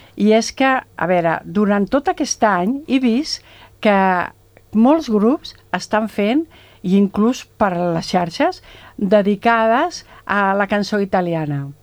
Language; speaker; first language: Catalan; non-native, local second language; Spanish